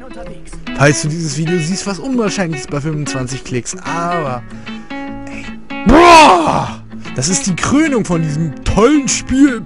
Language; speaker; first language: German; native; German